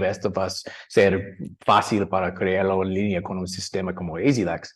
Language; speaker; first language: Spanish; non-native, learner; English